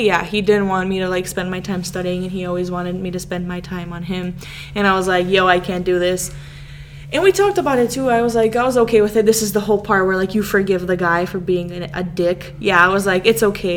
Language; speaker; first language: English; early bilingual, other home language; Serbian